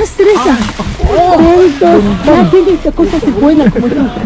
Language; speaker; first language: Spanish; non-native, learner; Filipino